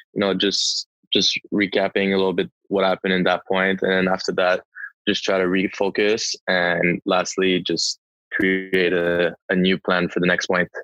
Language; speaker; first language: English; non-native, local second language; French